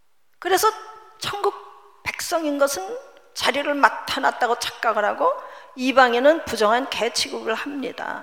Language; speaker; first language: Korean; native; Korean